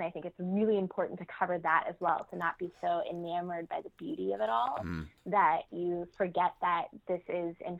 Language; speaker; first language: English; native; English